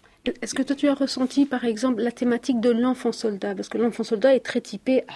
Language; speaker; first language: French; native; French